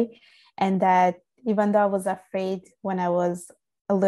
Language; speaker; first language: English; non-native, fluent; Italian